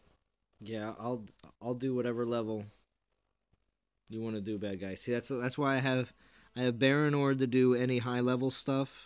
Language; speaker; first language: English; native; English